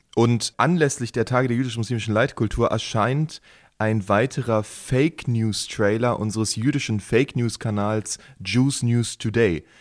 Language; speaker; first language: German; native; German